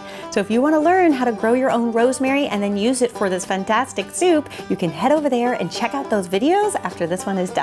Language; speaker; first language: English; native; English